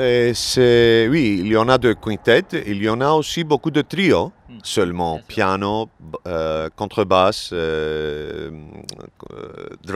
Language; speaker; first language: French; non-native, learner; Greek